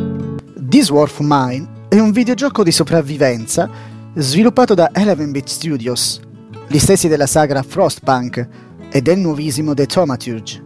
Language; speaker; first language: Italian; native; Italian